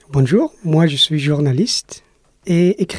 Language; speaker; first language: French; non-native, fluent; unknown